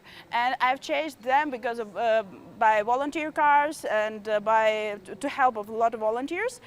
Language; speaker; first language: English; non-native, fluent; Ukrainian